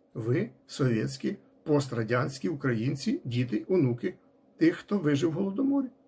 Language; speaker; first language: Ukrainian; non-native, local second language; Russian